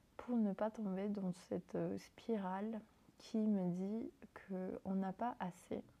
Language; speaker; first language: French; non-native, fluent; Spanish